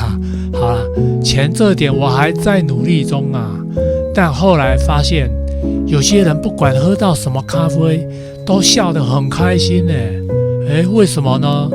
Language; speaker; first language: Chinese; native; Chinese